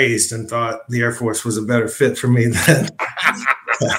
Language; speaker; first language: English; native; English